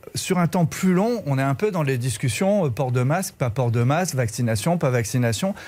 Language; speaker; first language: French; native; French